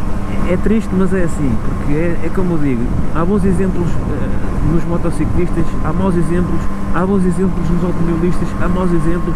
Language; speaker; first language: Portuguese; native; Portuguese